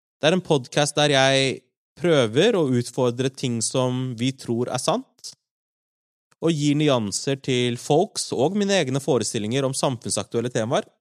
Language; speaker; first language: Norwegian; native; Norwegian